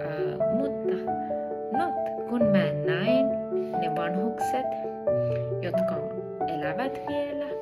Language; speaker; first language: Finnish; non-native, learner; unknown